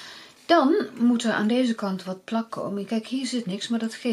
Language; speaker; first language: Dutch; native; Dutch